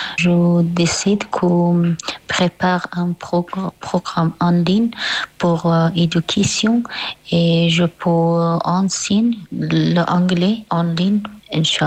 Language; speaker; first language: French; non-native, learner; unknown